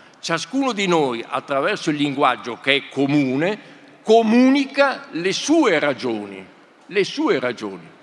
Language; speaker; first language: Italian; native; Italian